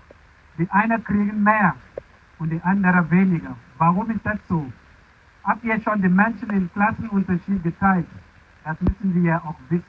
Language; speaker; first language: German; non-native, fluent; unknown